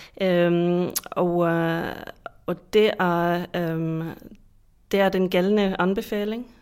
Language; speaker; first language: Danish; non-native, fluent; German